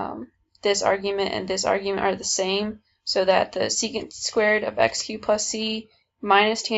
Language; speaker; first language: English; native; English